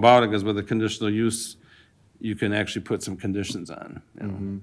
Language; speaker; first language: English; native; English